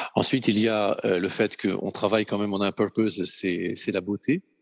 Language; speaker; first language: French; non-native, fluent; Ukrainian